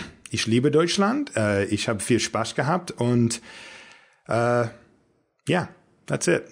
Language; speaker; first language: German; non-native, learner; English